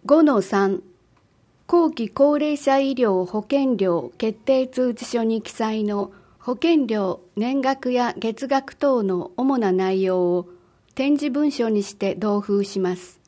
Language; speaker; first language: Japanese; native; Japanese